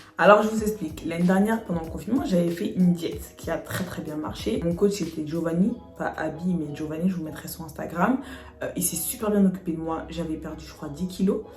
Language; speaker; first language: French; native; French